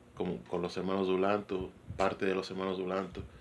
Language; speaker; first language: Spanish; early bilingual, heritage; Spanish